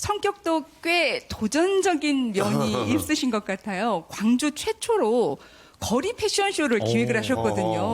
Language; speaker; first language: Korean; native; Korean